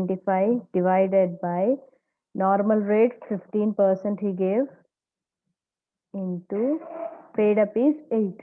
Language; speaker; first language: English; non-native, local second language; Telugu